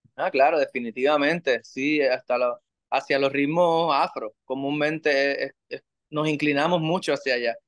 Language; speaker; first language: Spanish; native; Spanish